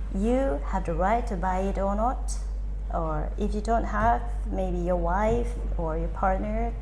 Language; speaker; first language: English; non-native, fluent; Thai